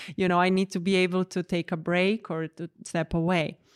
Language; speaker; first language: English; non-native, fluent; Croatian